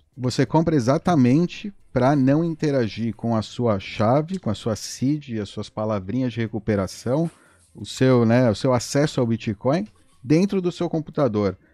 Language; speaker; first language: Portuguese; native; Portuguese